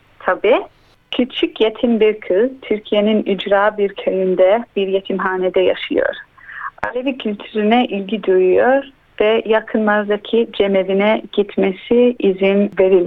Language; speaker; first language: Turkish; early bilingual, heritage; Turkish